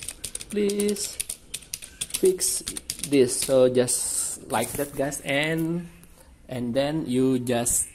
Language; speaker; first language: English; non-native, learner; Indonesian